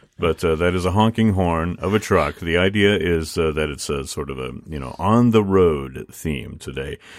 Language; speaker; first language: English; native; English